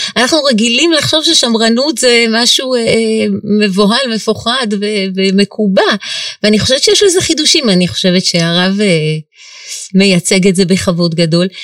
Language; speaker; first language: Hebrew; native; Hebrew